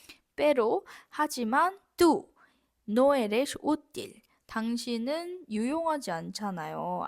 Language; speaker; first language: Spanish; non-native, fluent; Korean